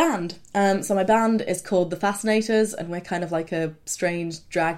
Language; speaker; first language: English; native; English